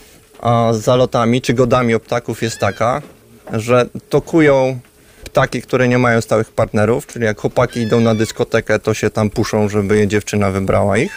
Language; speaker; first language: Polish; native; Polish